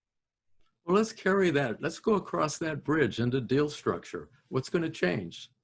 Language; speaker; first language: English; native; English